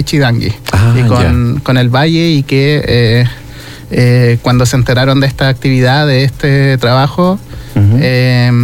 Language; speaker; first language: Spanish; native; Spanish